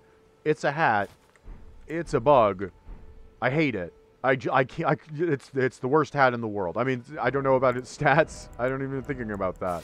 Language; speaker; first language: English; native; English